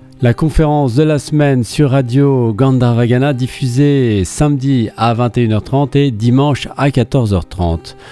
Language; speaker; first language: French; native; French